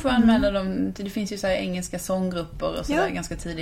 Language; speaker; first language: Swedish; native; Swedish